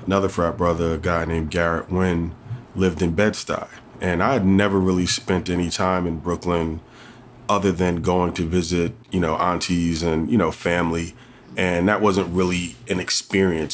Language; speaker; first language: English; native; English